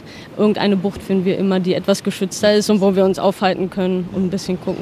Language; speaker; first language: German; native; German